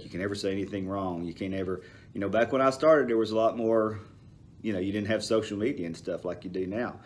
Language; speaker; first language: English; native; English